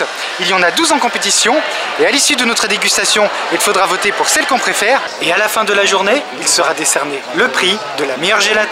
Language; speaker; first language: French; native; French